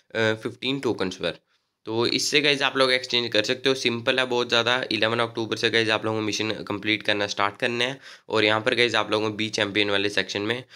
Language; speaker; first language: Hindi; native; Hindi